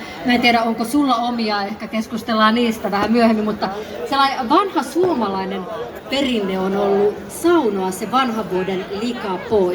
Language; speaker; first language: Finnish; native; Finnish